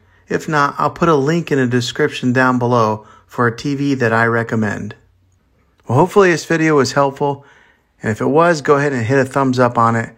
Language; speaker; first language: English; native; English